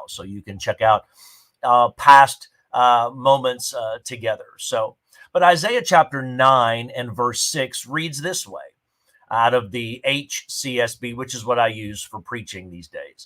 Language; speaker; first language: English; native; English